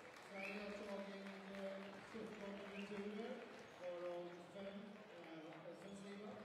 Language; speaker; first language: Swedish; native; Swedish